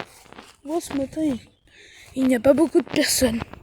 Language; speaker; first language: French; early bilingual, other home language; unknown